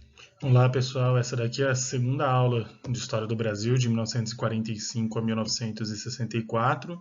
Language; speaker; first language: Portuguese; native; Portuguese